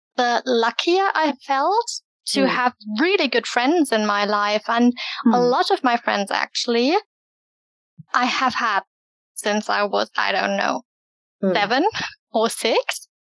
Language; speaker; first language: English; early bilingual, other home language; German